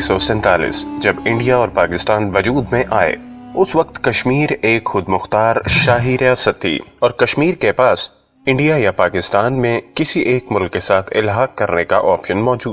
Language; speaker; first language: Urdu; native; Urdu